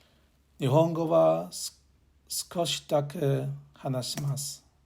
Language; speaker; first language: Japanese; non-native, learner; English